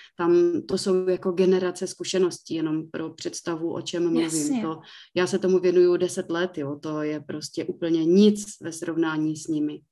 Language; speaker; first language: Czech; native; Czech